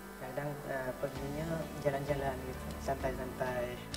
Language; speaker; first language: Indonesian; non-native, learner; Eastern Cham